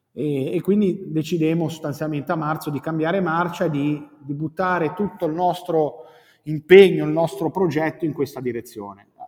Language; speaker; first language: Italian; native; Italian